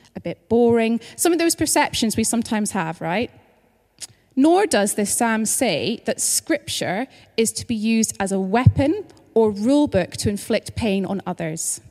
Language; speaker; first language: English; native; English